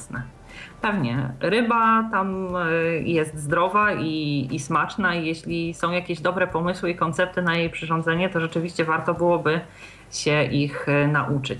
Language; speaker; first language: Polish; native; Polish